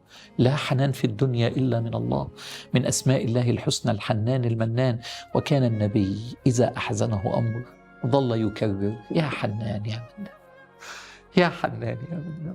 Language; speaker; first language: Arabic; native; Arabic